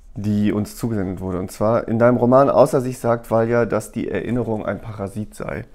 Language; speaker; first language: German; native; German